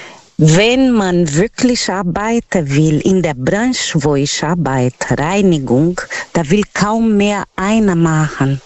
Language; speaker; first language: German; non-native, learner; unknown